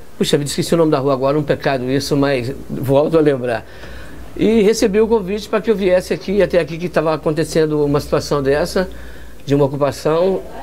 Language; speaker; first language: Portuguese; native; Portuguese